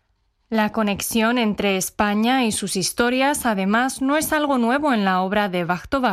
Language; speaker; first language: Spanish; non-native, fluent; Czech